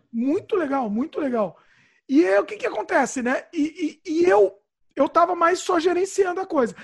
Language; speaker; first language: Portuguese; native; Portuguese